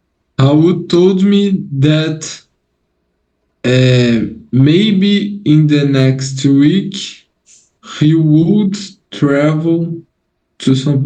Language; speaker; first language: English; non-native, learner; Portuguese